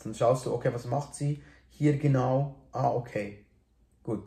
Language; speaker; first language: German; native; German